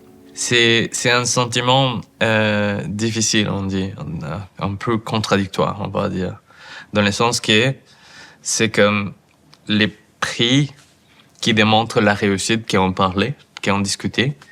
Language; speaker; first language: French; non-native, fluent; Spanish